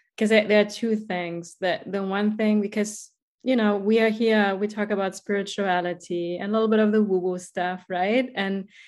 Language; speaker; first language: English; non-native, fluent; German